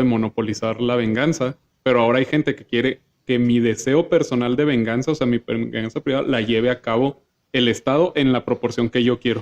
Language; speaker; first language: Spanish; native; Spanish